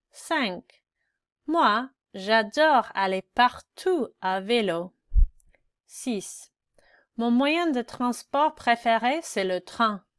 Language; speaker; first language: French; non-native, fluent; English